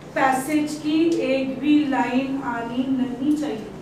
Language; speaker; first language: Hindi; non-native, local second language; Marathi